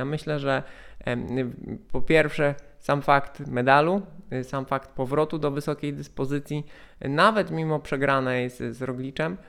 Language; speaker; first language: Polish; native; Polish